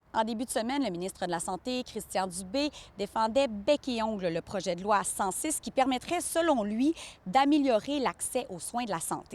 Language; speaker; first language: French; native; French